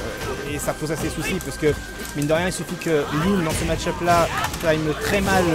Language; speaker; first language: French; native; French